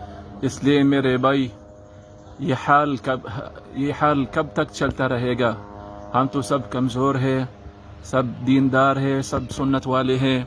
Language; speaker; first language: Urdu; non-native, learner; Arabic